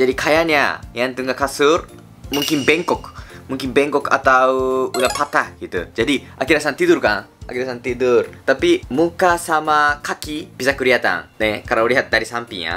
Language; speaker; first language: Indonesian; non-native, fluent; Japanese